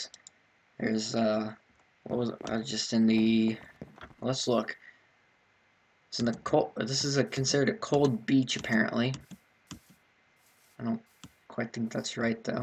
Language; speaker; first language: English; native; English